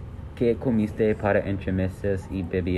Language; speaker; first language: Spanish; non-native, learner; English